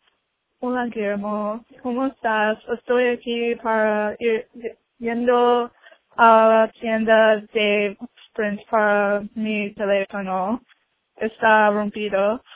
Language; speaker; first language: Spanish; non-native, learner; English